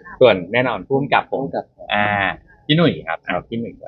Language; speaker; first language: Thai; native; Thai